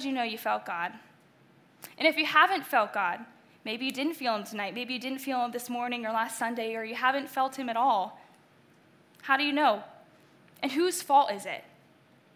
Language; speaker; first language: English; native; English